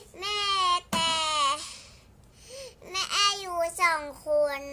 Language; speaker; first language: Thai; native; Thai